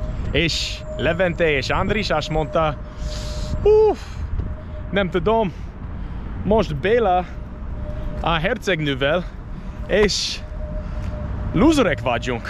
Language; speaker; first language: Hungarian; non-native, learner; English